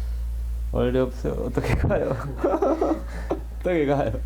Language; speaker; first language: Korean; non-native, learner; Sinhala